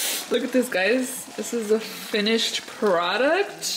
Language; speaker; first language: English; early bilingual, other home language; Spanish